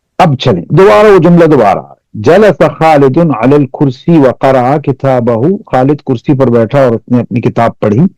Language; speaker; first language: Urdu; non-native, local second language; Pashto